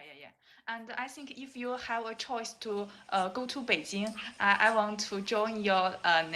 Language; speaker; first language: English; non-native, learner; Chinese